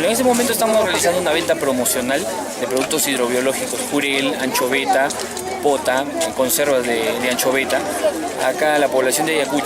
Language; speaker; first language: Spanish; native; Spanish